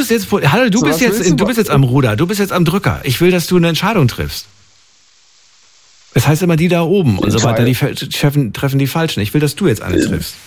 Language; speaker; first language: German; native; German